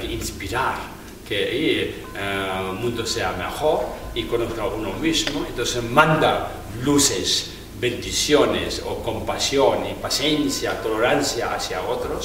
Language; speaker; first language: Spanish; non-native, fluent; Tibetan